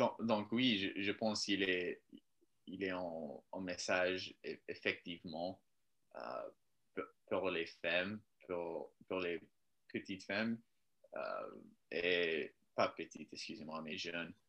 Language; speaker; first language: French; non-native, learner; English